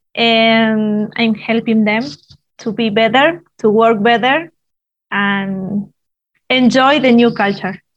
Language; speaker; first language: English; non-native, fluent; Spanish